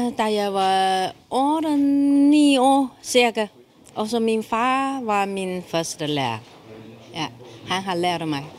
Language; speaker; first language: Danish; non-native, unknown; Chinese